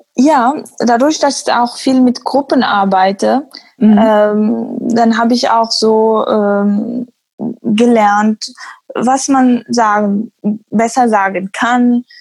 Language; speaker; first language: German; non-native, fluent; Arabic